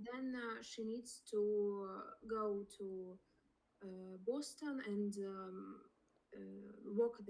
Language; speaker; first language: English; non-native, learner; Russian